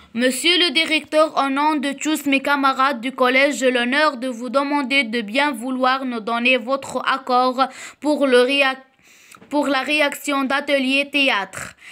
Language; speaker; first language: French; non-native, local second language; Arabic